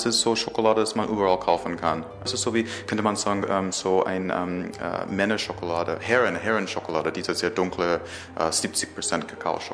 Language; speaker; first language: German; non-native, learner; English